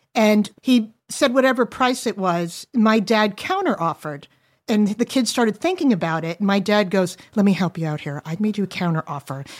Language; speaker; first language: English; native; English